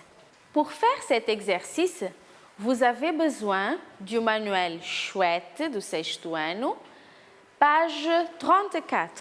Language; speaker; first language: French; non-native, fluent; Portuguese